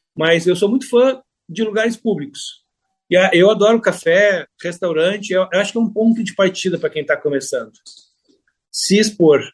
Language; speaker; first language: Portuguese; native; Portuguese